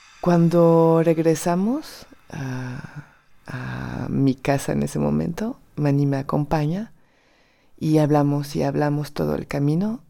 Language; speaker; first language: Spanish; non-native, fluent; French